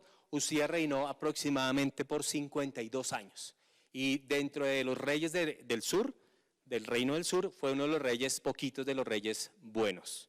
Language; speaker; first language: Spanish; native; Spanish